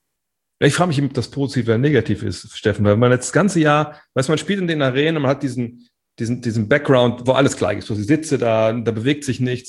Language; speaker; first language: German; native; German